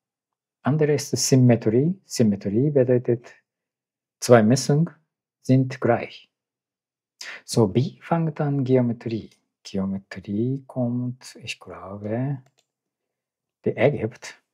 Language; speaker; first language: German; non-native, learner; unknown